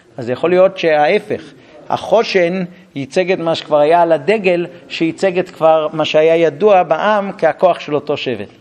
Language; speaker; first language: Hebrew; non-native, fluent; English